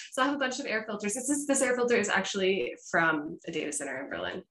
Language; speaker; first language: English; native; English